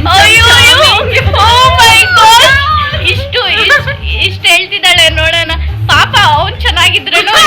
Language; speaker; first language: Kannada; non-native, local second language; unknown